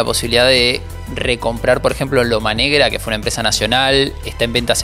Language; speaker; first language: Spanish; native; Spanish